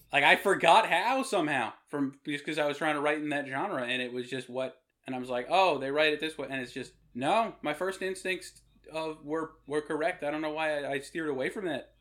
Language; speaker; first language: English; native; English